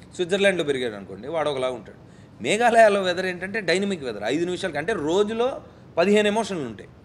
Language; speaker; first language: Telugu; native; Telugu